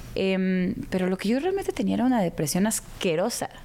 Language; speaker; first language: Spanish; native; Spanish